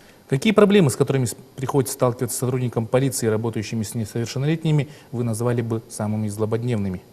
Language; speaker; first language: Russian; native; Russian